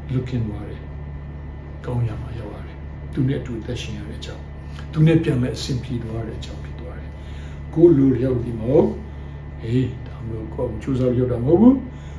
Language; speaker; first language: Burmese; non-native, local second language; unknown